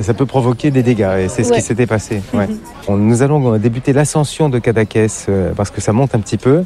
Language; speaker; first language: French; native; French